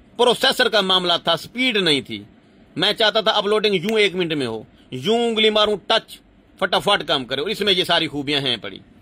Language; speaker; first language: Urdu; non-native, local second language; Punjabi